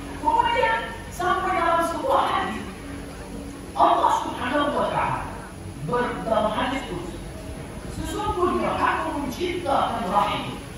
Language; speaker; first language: Malay; non-native, fluent; Arabic